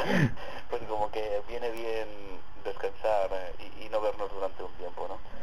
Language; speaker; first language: Spanish; native; Spanish